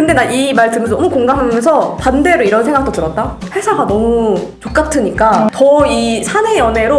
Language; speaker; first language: Korean; native; Korean